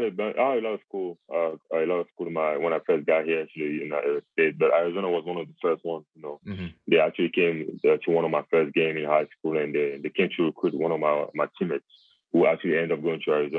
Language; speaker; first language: English; non-native, local second language; French